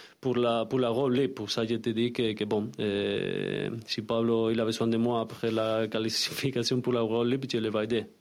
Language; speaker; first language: French; non-native, learner; Spanish